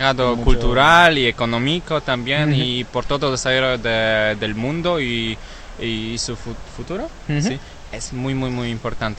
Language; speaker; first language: Spanish; non-native, learner; Polish